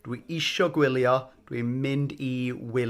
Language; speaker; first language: Welsh; non-native, fluent; English